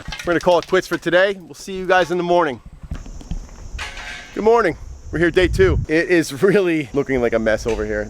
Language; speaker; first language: English; native; English